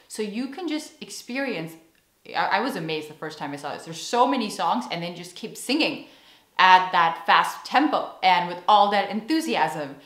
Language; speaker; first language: English; native; English